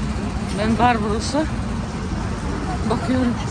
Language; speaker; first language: Turkish; non-native, learner; Russian